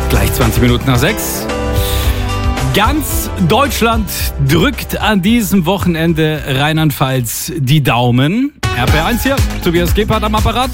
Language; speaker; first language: German; native; German